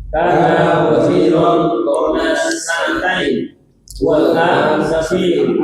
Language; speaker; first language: Arabic; non-native, learner; Indonesian